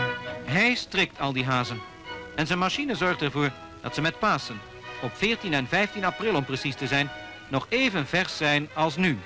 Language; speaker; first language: Dutch; native; Dutch